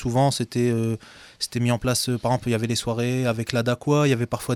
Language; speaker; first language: French; native; French